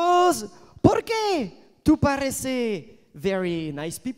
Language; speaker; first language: Spanish; non-native, learner; French